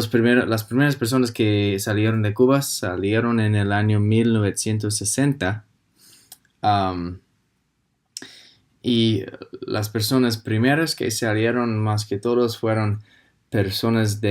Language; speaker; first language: Spanish; non-native, fluent; English